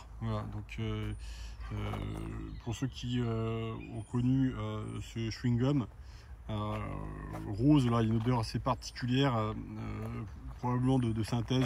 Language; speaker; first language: French; native; French